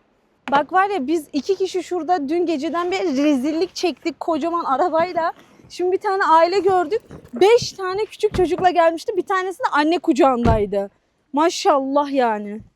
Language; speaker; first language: Turkish; native; Turkish